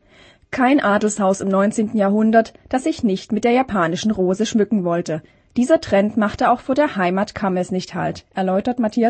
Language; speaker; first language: German; native; German